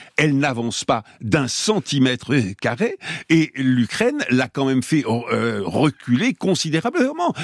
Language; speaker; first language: French; native; French